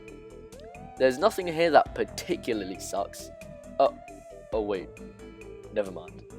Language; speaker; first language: English; native; English